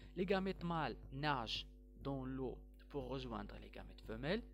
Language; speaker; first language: French; non-native, local second language; Arabic